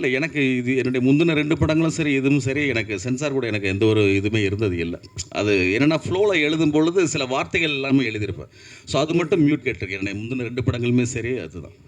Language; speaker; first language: Tamil; native; Tamil